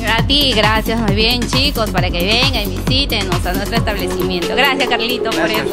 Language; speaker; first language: Spanish; native; Spanish